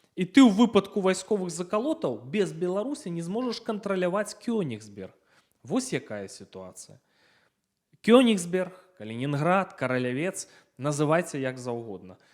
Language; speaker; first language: Belarusian; non-native, local second language; Russian